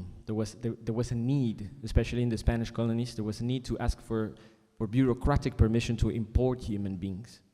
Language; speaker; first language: English; non-native, fluent; Spanish